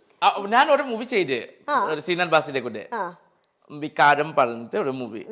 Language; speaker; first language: Malayalam; non-native, fluent; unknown